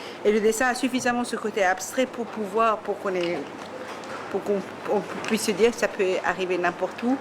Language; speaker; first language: French; non-native, fluent; Persian